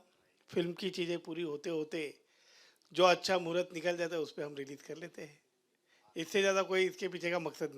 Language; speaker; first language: Hindi; native; Hindi